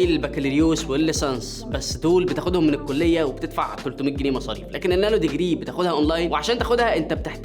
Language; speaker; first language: Arabic; native; Arabic